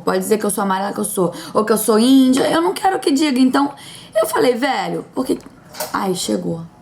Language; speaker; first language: Portuguese; native; Portuguese